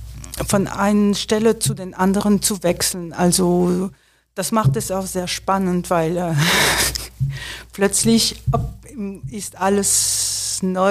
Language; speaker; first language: German; non-native, fluent; French